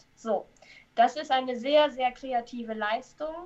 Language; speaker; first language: German; native; German